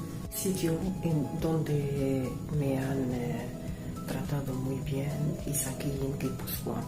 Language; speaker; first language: Spanish; non-native, learner; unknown